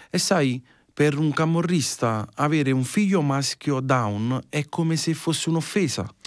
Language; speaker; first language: Italian; native; Italian